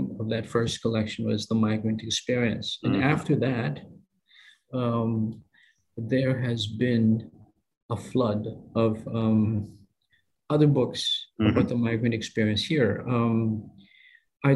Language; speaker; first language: English; non-native, local second language; Filipino